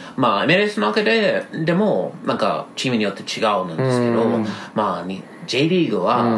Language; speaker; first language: Japanese; non-native, fluent; English